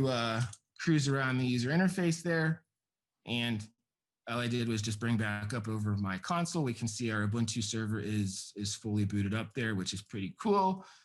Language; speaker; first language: English; native; English